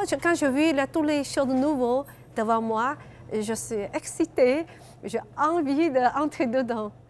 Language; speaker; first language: French; non-native, learner; Chinese